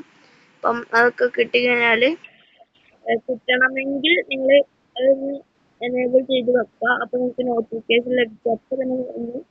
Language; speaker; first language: Malayalam; native; Malayalam